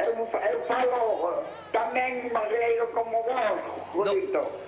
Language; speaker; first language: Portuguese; non-native, learner; Spanish